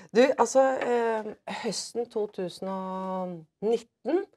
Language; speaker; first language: Norwegian; native; Norwegian